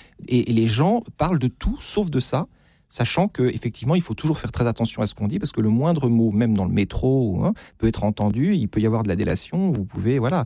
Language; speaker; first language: French; native; French